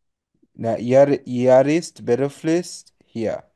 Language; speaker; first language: German; non-native, learner; Bangla